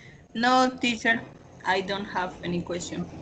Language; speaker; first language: English; non-native, learner; Spanish